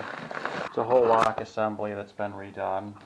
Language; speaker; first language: English; native; English